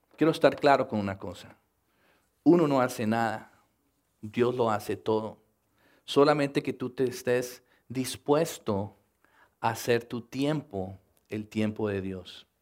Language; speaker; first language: Spanish; early bilingual, heritage; Spanish